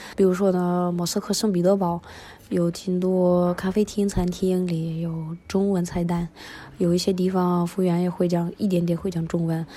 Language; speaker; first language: Chinese; early bilingual, other home language; Russian